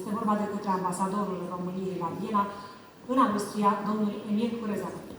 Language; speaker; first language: Romanian; native; Romanian